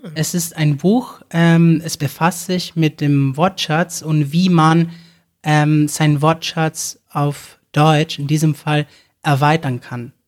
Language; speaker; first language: German; non-native, fluent; Spanish